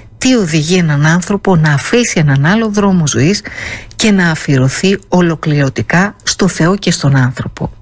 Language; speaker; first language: Greek; native; Greek